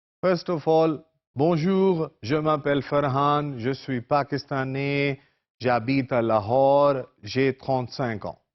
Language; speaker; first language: French; non-native, fluent; Urdu